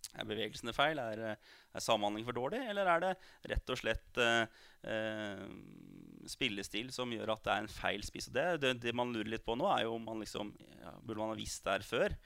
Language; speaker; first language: Norwegian; native; Norwegian